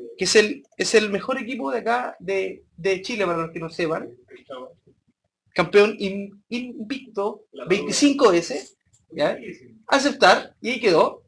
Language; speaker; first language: Spanish; native; Spanish